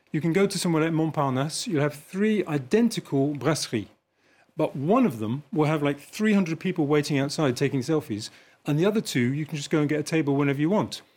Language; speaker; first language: English; native; English